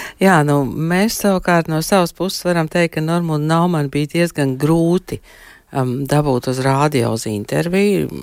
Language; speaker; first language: Latvian; native; Latvian